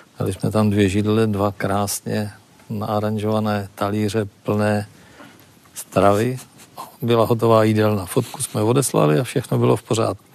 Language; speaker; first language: Czech; native; Czech